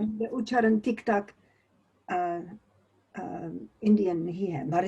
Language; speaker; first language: Hindi; non-native, learner; English